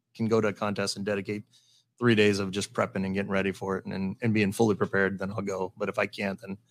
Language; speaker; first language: English; native; English